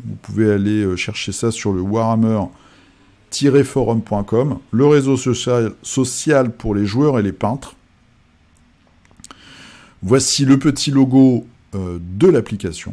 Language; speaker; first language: French; native; French